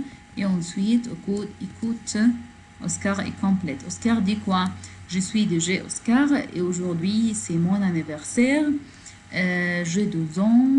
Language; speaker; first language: French; non-native, learner; Arabic